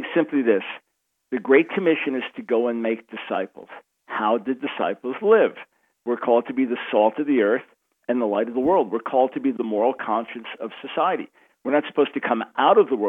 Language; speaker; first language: English; native; English